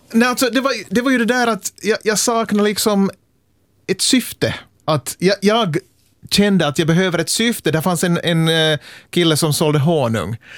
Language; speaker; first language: Swedish; native; Swedish